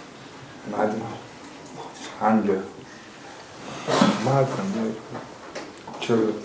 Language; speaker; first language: Russian; non-native, learner; Kyrgyz